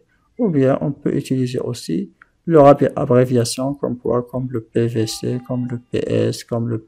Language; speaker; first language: French; non-native, local second language; Arabic